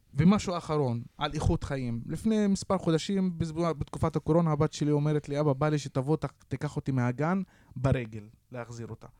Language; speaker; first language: Hebrew; non-native, local second language; Arabic